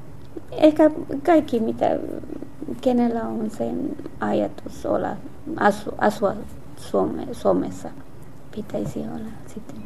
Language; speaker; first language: Finnish; non-native, learner; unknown